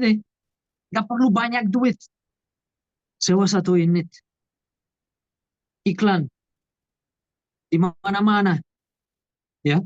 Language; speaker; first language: Indonesian; non-native, learner; Portuguese